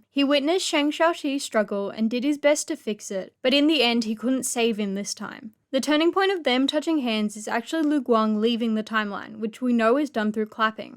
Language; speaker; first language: English; native; English